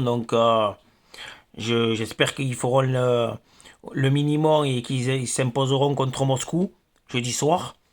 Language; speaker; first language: French; native; French